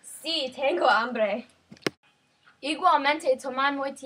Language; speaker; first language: Spanish; non-native, learner; English